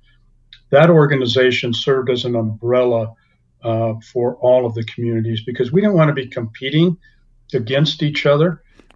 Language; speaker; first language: English; native; English